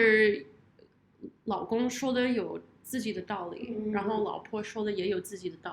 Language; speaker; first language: Chinese; non-native, fluent; English